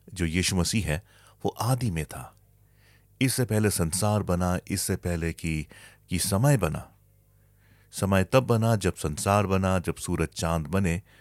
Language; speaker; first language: Hindi; native; Hindi